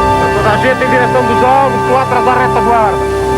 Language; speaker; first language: Portuguese; native; Portuguese